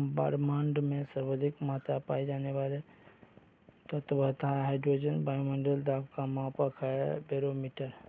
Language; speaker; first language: Hindi; native; Hindi